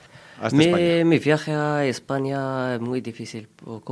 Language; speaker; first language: Spanish; non-native, learner; Arabic